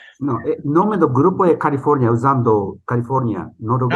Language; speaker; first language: Portuguese; non-native, fluent; Japanese